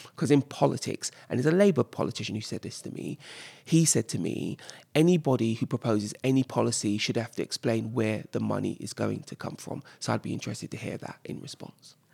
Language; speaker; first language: English; native; English